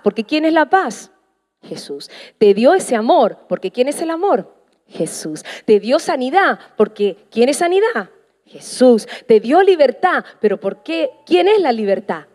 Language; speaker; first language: Spanish; native; Spanish